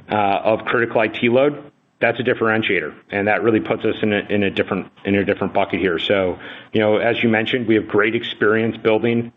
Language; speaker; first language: English; native; English